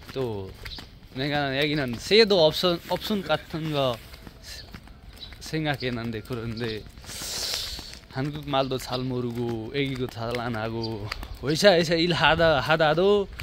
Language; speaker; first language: Korean; non-native, learner; Nepali